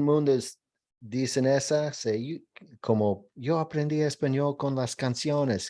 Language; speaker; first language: Spanish; non-native, learner; English